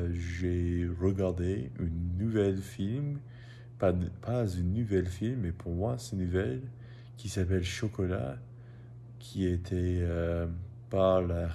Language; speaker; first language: French; non-native, learner; English